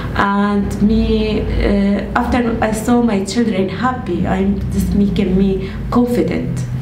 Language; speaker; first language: English; non-native, learner; Arabic